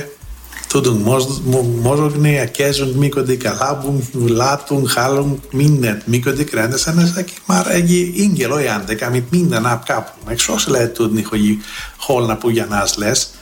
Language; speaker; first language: Hungarian; non-native, fluent; Greek